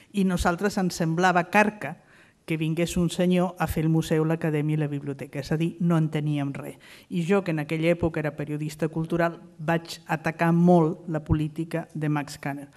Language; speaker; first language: Catalan; non-native, fluent; Spanish